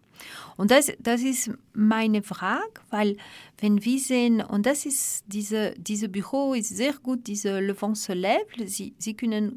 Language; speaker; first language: German; non-native, fluent; French